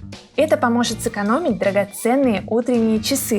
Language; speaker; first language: Russian; native; Russian